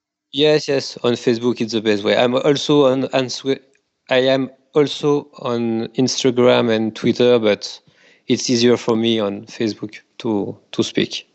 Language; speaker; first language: English; non-native, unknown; French